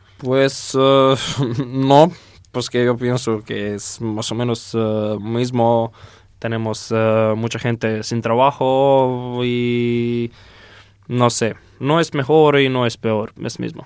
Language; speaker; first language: Spanish; non-native, learner; Croatian